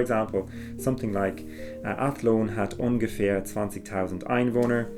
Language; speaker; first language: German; non-native, fluent; English